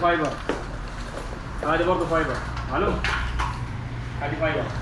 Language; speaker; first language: Arabic; non-native, learner; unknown